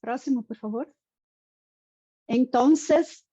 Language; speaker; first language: Spanish; non-native, fluent; Portuguese